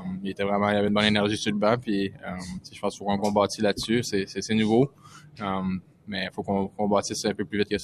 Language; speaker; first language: French; native; French